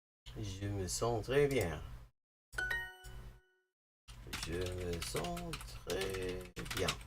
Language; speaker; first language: French; non-native, learner; English